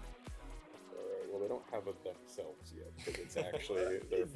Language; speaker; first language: English; native; English